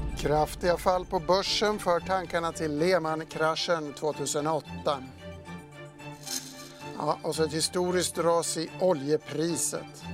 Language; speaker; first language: Swedish; native; Swedish